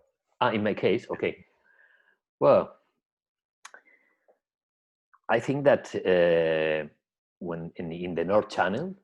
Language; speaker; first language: English; non-native, learner; Spanish